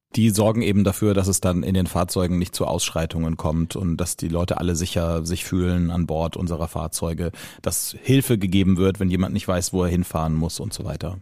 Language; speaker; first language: German; native; German